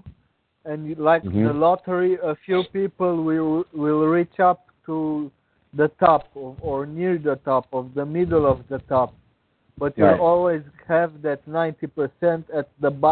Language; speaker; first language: English; non-native, fluent; Romanian